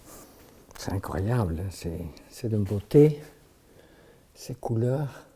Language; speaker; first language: French; non-native, fluent; Dutch